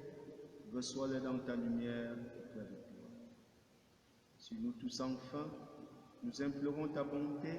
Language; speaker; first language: French; native; French